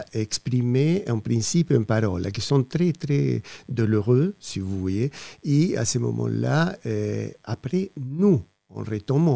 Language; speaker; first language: French; non-native, fluent; Spanish